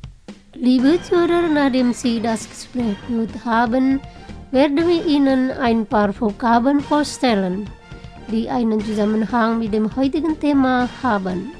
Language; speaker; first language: German; non-native, fluent; Indonesian